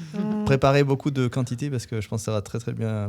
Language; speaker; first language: French; native; French